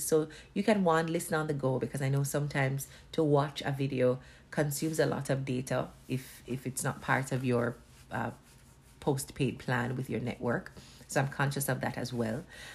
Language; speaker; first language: English; non-native, local second language; Jamaican Creole English